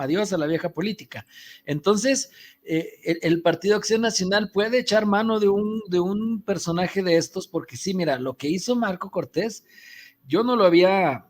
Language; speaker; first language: Spanish; native; Spanish